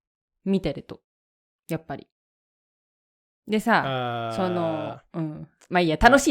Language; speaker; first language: Japanese; native; Japanese